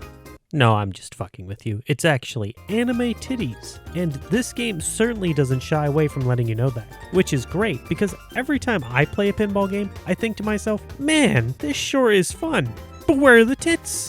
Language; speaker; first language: English; native; English